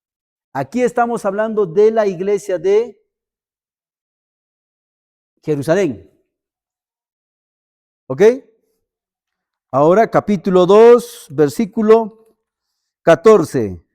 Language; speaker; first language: Spanish; native; Spanish